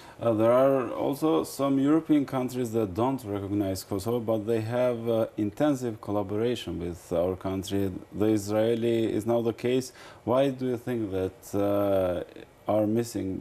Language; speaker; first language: English; non-native, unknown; Albanian